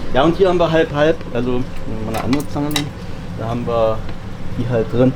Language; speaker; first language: German; native; German